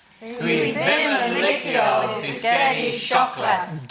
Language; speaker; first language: Welsh; non-native, learner; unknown